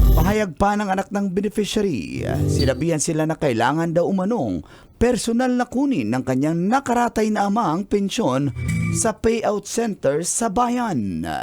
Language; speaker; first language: Filipino; non-native, local second language; Cebuano